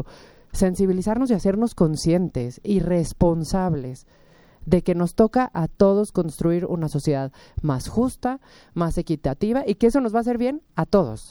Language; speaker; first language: Spanish; native; Spanish